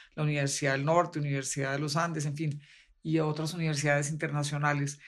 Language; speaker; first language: Spanish; native; Spanish